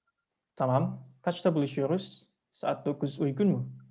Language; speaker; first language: Turkish; non-native, fluent; Indonesian